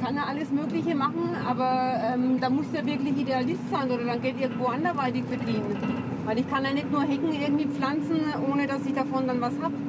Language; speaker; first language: German; native; German